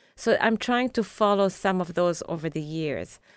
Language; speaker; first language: English; non-native, fluent; Arabic